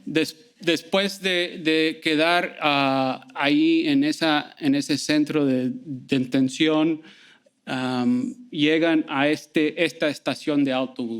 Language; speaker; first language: Spanish; early bilingual, heritage; Spanish